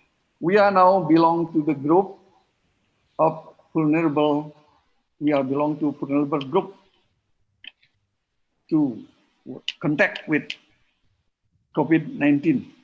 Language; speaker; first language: English; non-native, learner; Indonesian